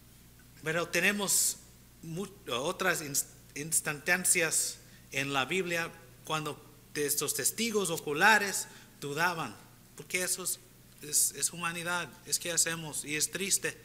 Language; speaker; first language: Spanish; early bilingual, heritage; Spanish